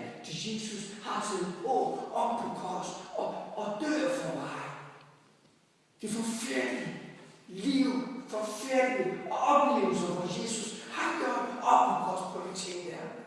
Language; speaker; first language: Danish; non-native, fluent; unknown